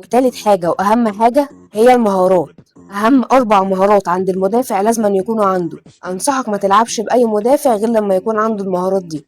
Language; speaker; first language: Arabic; native; Arabic